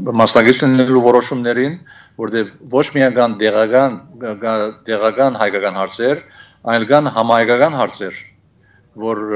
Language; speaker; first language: Armenian; early bilingual, heritage; Armenian